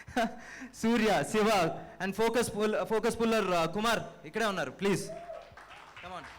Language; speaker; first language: Telugu; native; Telugu